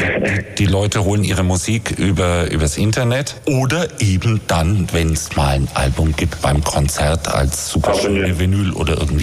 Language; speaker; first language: German; native; German